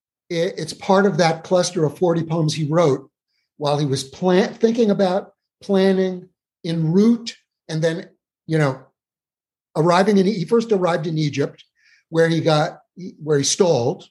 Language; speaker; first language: English; native; English